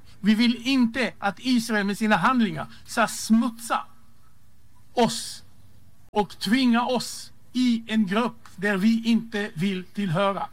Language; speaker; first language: Swedish; non-native, fluent; Hebrew